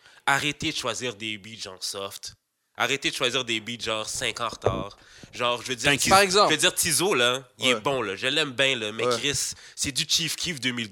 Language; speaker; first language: French; native; French